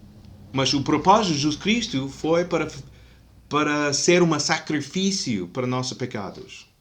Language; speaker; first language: Portuguese; non-native, fluent; English